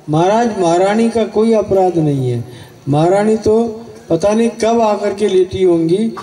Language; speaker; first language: Hindi; non-native, local second language; Gujarati